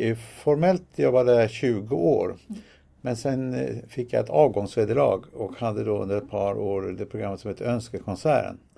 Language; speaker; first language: Swedish; native; Swedish